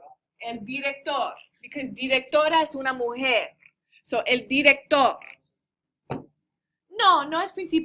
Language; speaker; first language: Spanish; non-native, fluent; English